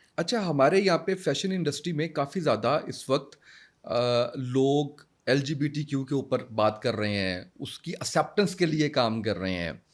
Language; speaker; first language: Urdu; native; Urdu